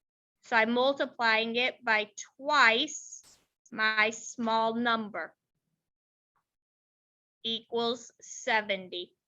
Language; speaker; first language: English; native; English